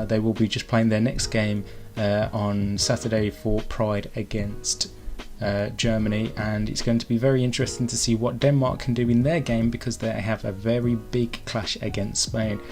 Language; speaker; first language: English; native; English